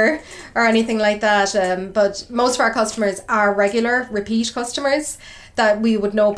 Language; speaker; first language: English; native; English